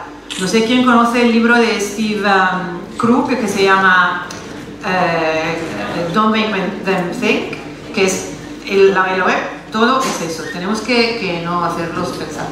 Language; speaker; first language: Spanish; non-native, fluent; Italian